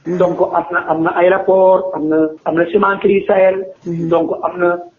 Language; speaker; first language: Wolof; native; Wolof